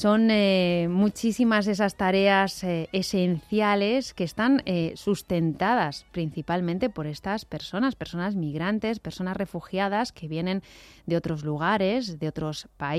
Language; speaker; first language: Spanish; native; Spanish